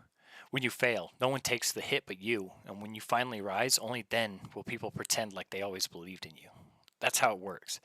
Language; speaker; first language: English; native; English